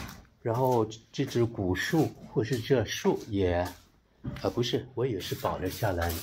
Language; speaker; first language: Chinese; native; Chinese